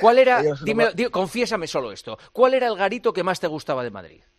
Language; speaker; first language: Spanish; native; Spanish